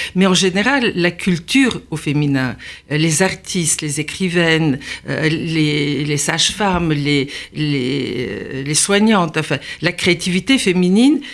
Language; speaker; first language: French; non-native, fluent; Bulgarian